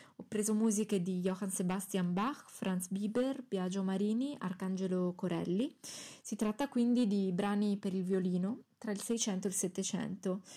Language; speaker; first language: Italian; non-native, fluent; Greek